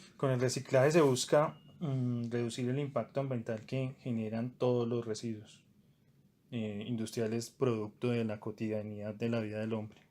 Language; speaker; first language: Spanish; native; Spanish